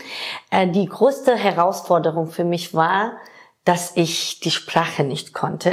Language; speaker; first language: German; non-native, fluent; Georgian